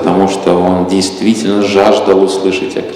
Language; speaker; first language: Russian; native; Russian